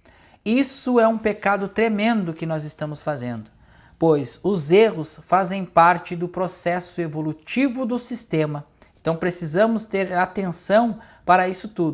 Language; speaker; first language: Portuguese; native; Portuguese